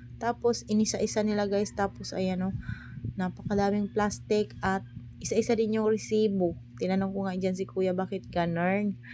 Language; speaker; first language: Filipino; native; Filipino